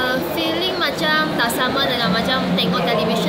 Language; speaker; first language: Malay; non-native, local second language; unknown